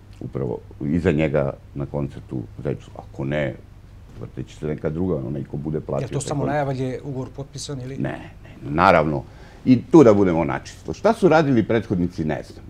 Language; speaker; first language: Serbian; native; Serbian